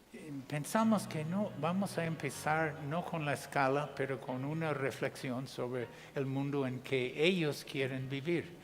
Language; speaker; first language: Spanish; non-native, fluent; English